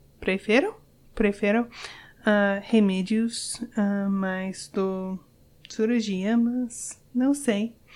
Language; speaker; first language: Portuguese; non-native, learner; English